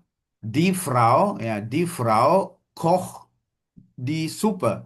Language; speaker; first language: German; non-native, fluent; Indonesian